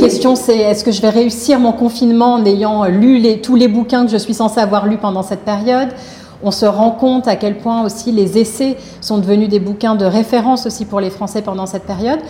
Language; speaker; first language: French; native; French